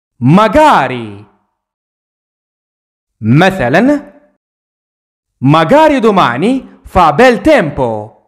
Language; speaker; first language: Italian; non-native, fluent; Arabic